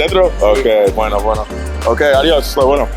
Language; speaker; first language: Spanish; non-native, learner; English